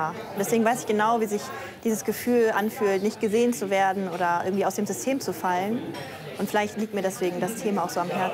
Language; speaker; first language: German; native; German